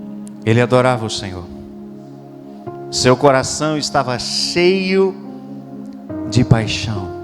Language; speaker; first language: Portuguese; native; Portuguese